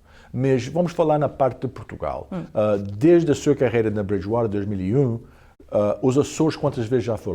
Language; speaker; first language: Portuguese; early bilingual, heritage; Portuguese